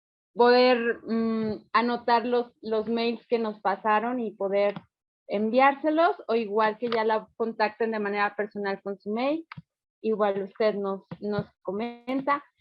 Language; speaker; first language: Spanish; native; Spanish